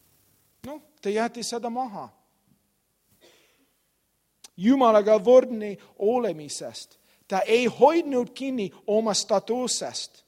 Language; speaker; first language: Estonian; non-native, learner; English